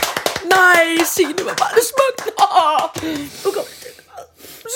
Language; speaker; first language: Danish; native; Danish